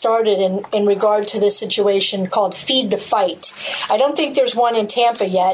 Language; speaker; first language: English; native; English